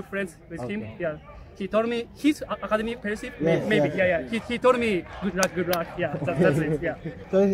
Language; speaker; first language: English; non-native, learner; Japanese